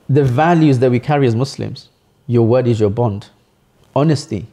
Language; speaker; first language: English; early bilingual, other home language; Bangla